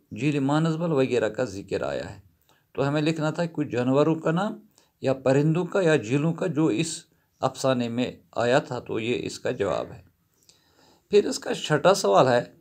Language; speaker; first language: Urdu; non-native, local second language; Kashmiri